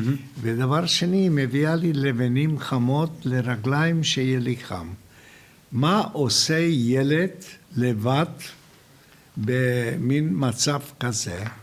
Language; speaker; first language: Hebrew; non-native, fluent; Hungarian